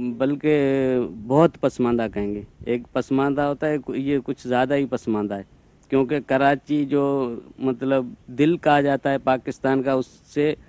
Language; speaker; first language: Urdu; non-native, local second language; Sindhi